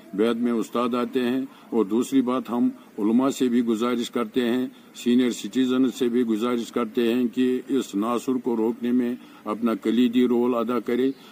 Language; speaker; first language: Hindi; non-native, local second language; Kashmiri